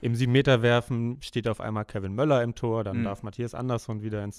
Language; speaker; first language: German; native; German